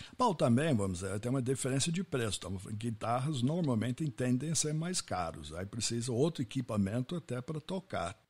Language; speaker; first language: Portuguese; non-native, fluent; English